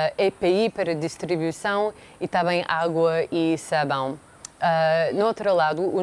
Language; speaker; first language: Portuguese; non-native, fluent; English